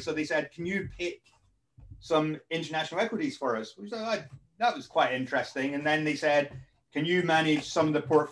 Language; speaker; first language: English; native; English